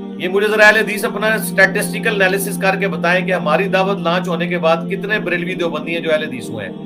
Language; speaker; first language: Urdu; native; Urdu